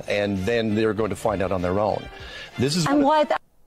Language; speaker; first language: English; native; English